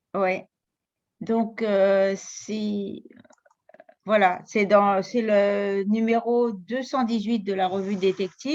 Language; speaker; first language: French; native; French